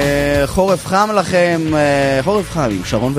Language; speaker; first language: Hebrew; native; Hebrew